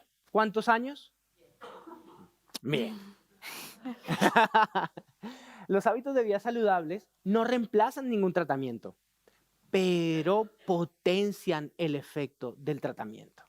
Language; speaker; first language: Spanish; native; Spanish